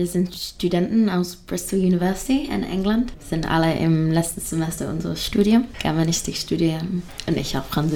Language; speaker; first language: German; non-native, fluent; English